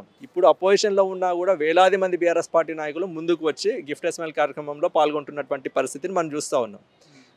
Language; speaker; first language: Telugu; native; Telugu